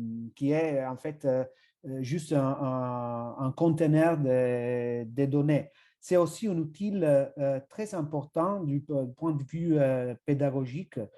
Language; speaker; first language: French; non-native, fluent; Italian